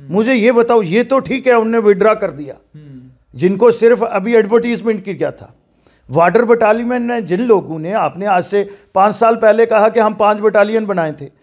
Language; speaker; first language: Hindi; non-native, local second language; Dogri